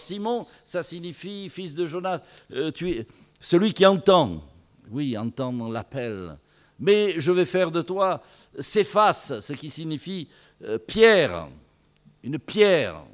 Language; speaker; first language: French; native; French